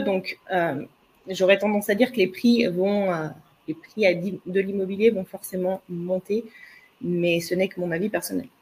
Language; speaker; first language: French; native; French